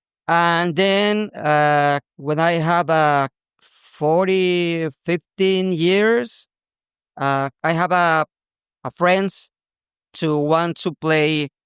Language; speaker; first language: English; non-native, local second language; Spanish